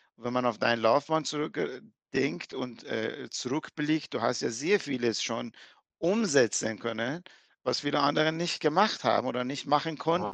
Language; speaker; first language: German; non-native, fluent; Persian